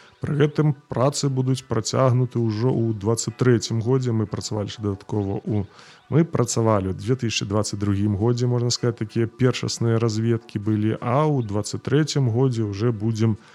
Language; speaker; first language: Belarusian; non-native, local second language; Russian